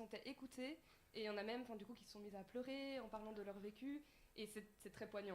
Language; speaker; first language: French; native; French